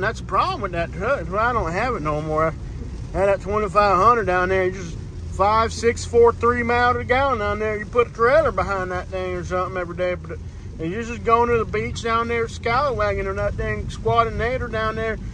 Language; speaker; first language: English; early bilingual, other home language; Spanish